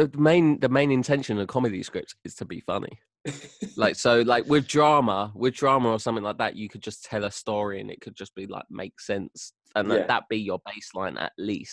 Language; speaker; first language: English; native; English